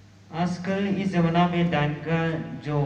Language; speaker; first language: Hindi; non-native, local second language; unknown